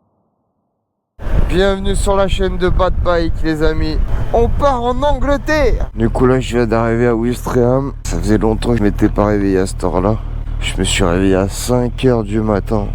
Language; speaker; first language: French; native; French